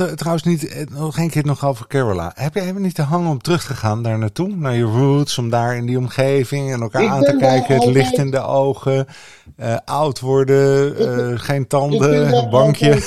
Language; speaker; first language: Dutch; native; Dutch